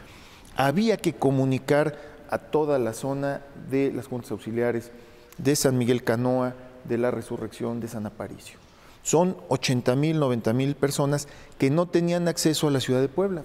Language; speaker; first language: Spanish; native; Spanish